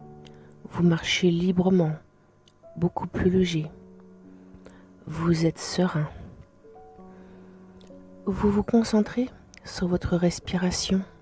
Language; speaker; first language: French; native; French